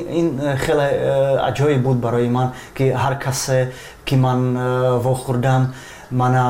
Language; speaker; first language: Persian; non-native, fluent; Czech